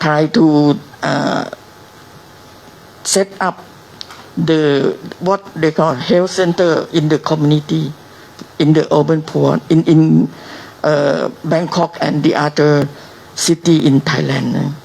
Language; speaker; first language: English; non-native, learner; Thai